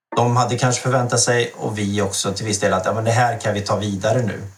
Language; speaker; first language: Swedish; native; Swedish